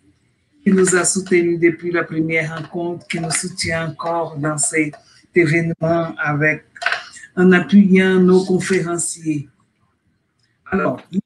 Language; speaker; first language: French; non-native, fluent; Portuguese